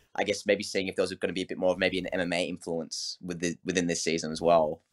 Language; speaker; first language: English; native; English